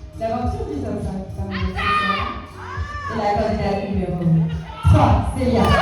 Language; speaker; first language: French; native; French